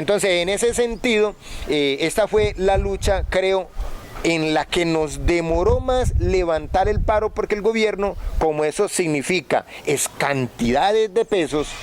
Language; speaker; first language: Spanish; native; Spanish